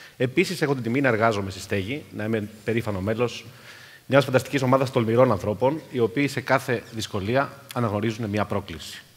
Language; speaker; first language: Greek; native; Greek